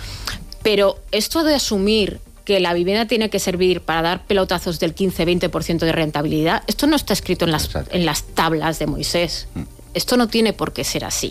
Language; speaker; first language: Spanish; native; Spanish